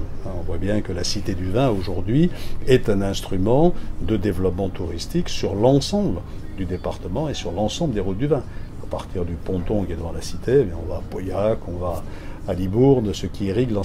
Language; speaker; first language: French; native; French